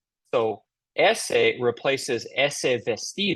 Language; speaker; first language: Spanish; non-native, fluent; English